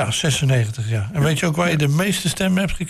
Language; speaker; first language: Dutch; native; Dutch